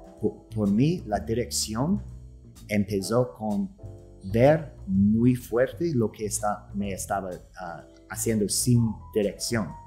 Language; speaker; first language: Spanish; non-native, fluent; English